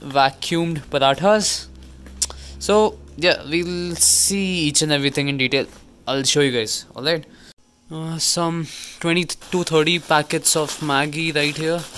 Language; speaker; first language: English; non-native, local second language; Hindi